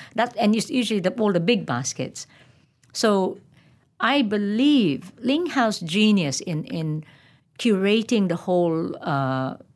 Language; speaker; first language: English; non-native, local second language; Malay